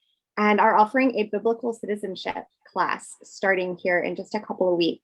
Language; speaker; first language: English; native; English